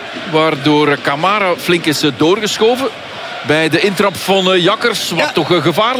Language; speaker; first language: Dutch; native; Dutch